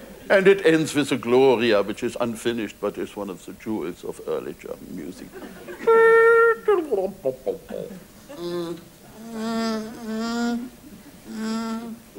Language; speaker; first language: English; native; English